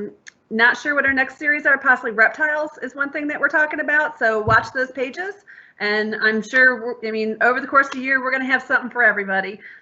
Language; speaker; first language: English; native; English